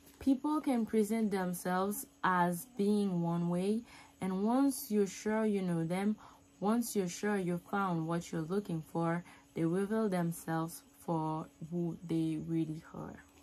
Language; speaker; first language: English; non-native, fluent; Haitian Creole